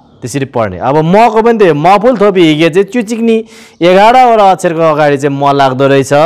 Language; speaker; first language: Nepali; non-native, local second language; Eastern Tamang